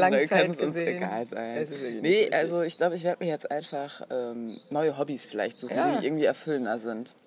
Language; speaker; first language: German; native; German